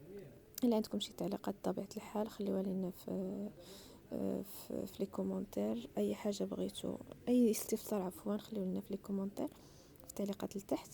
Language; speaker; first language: Arabic; native; Arabic